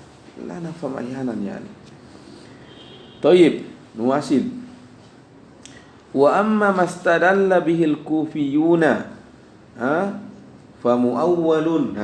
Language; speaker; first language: Arabic; non-native, fluent; Indonesian